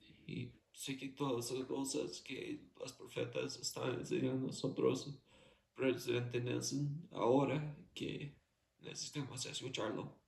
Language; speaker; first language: Spanish; non-native, fluent; English